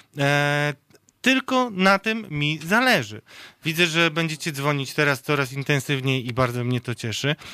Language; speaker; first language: Polish; native; Polish